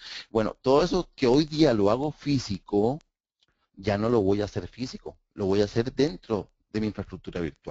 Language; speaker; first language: Spanish; native; Spanish